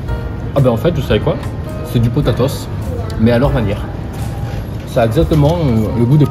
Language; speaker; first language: French; native; French